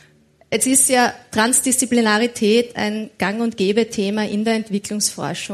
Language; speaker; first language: German; native; German